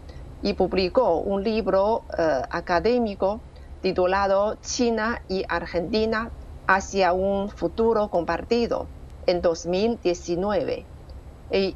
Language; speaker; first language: Spanish; non-native, fluent; Chinese